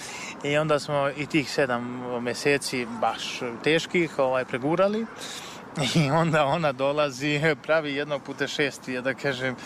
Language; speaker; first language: Serbian; native; Serbian